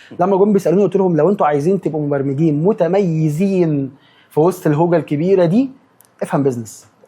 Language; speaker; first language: Egyptian Arabic; native; Egyptian Arabic